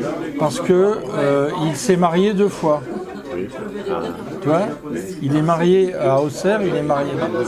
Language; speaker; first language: French; native; French